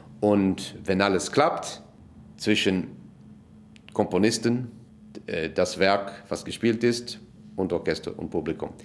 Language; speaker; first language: German; non-native, fluent; English